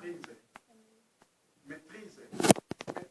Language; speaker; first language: German; non-native, learner; Romanian